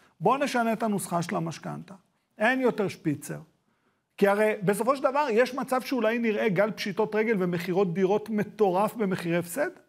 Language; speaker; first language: Hebrew; native; Hebrew